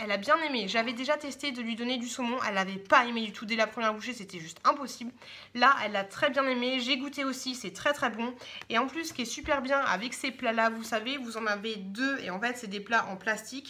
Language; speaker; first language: French; native; French